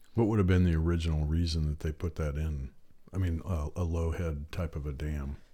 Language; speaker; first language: English; native; English